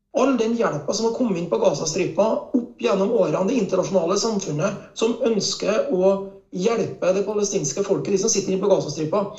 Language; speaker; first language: Norwegian; native; Norwegian